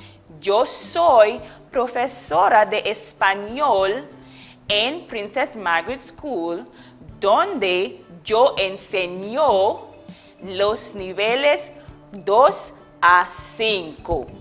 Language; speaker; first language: Spanish; non-native, fluent; English